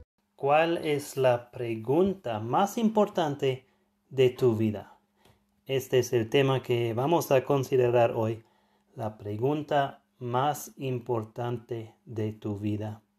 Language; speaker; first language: Spanish; non-native, fluent; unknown